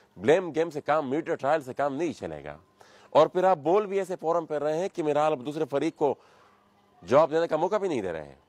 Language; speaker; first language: Urdu; non-native, local second language; Pashto